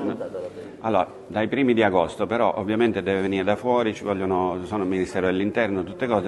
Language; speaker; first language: Italian; native; Italian